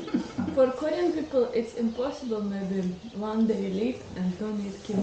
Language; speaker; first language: English; non-native, learner; Russian